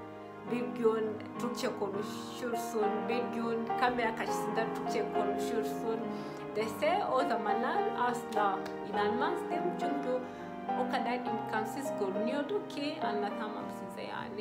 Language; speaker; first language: Turkish; non-native, fluent; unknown